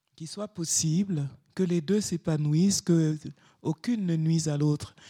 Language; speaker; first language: French; native; French